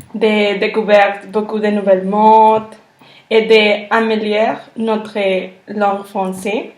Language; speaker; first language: French; non-native, learner; Spanish